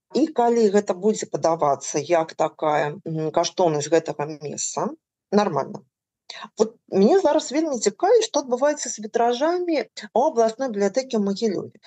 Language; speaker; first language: Belarusian; native; Belarusian